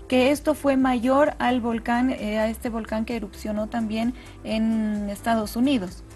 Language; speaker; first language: Spanish; native; Spanish